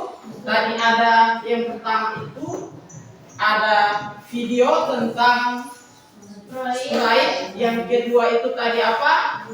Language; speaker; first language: Indonesian; native; Indonesian